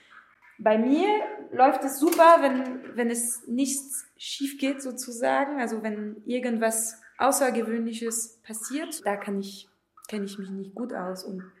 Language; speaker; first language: German; non-native, learner; French